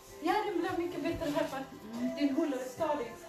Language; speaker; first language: Swedish; non-native, learner; Cebuano